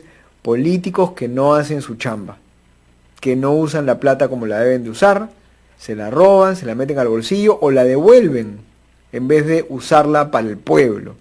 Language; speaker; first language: Spanish; native; Spanish